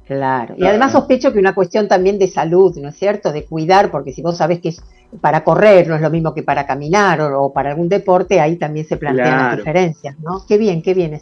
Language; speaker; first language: Spanish; native; Spanish